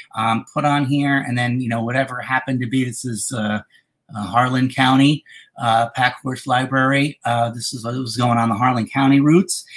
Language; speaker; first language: English; native; English